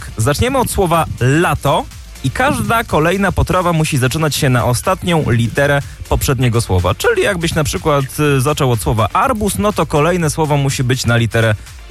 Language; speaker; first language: Polish; native; Polish